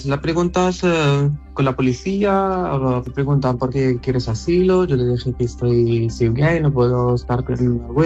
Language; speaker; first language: Spanish; non-native, learner; Arabic